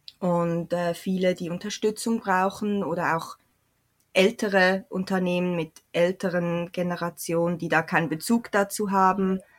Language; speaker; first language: German; native; German